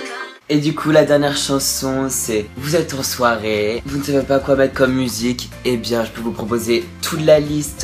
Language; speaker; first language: French; native; French